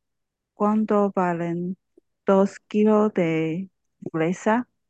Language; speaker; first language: Spanish; non-native, learner; Chinese